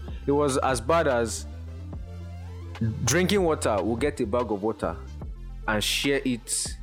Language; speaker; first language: English; non-native, local second language; Yoruba